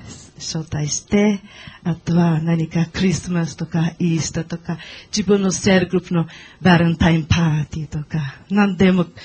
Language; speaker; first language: Japanese; non-native, learner; Portuguese